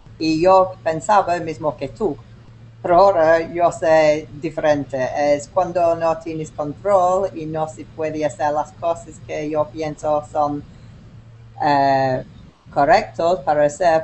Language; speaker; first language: Spanish; non-native, learner; English